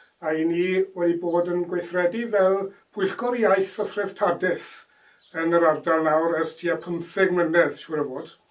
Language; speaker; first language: Welsh; native; Welsh